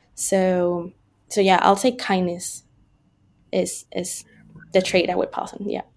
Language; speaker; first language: English; non-native, fluent; Spanish